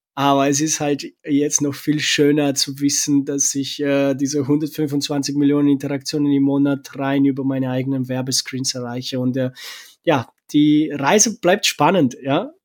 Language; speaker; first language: German; non-native, fluent; Romanian